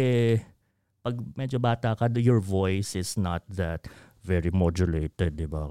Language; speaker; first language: English; non-native, local second language; Hiligaynon